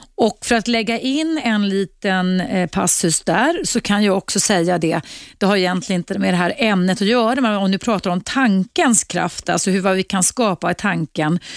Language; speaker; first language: Swedish; native; Swedish